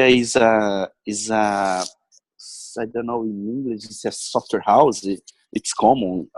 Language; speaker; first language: English; non-native, learner; Portuguese